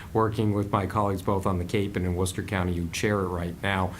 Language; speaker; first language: English; native; English